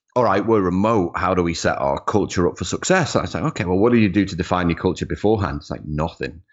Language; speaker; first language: English; native; English